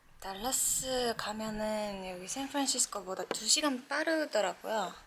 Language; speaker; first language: Korean; non-native, fluent; Japanese